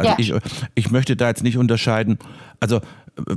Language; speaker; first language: German; native; German